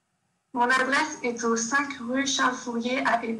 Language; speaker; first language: French; non-native, learner; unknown